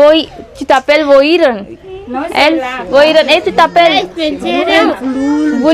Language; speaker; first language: French; non-native, learner; Telugu